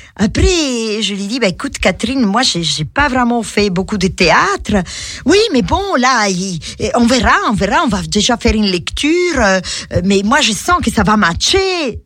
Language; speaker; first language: French; non-native, fluent; Italian